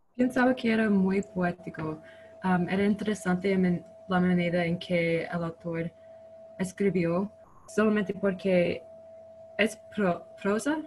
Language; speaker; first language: Spanish; non-native, learner; English